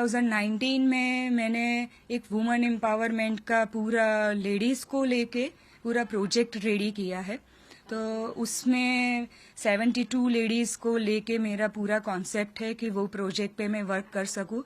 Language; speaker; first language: Hindi; non-native, local second language; Gujarati